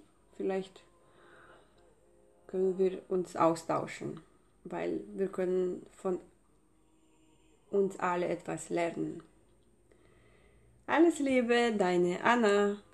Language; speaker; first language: German; non-native, fluent; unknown